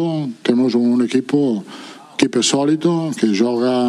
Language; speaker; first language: Portuguese; non-native, fluent; Italian